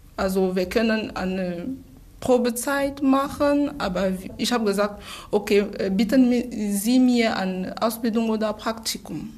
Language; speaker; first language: German; non-native, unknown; French